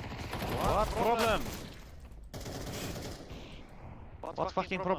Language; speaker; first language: English; non-native, fluent; Icelandic